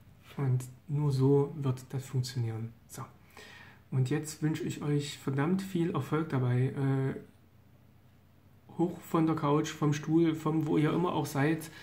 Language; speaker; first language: German; native; German